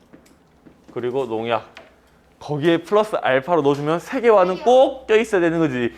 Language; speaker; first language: Korean; native; Korean